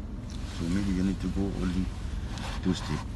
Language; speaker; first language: English; non-native, local second language; Arabic